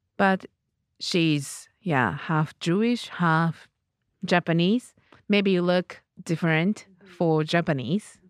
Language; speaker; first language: English; non-native, learner; Japanese